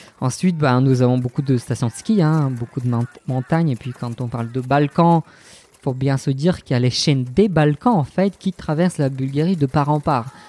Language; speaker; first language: French; non-native, fluent; Bulgarian